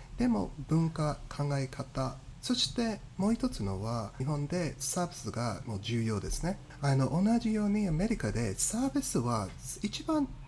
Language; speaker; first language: Japanese; non-native, fluent; English